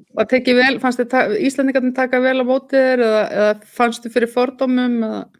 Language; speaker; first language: Icelandic; native; Icelandic